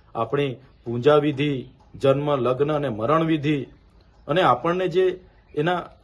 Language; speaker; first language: Gujarati; non-native, local second language; Vasavi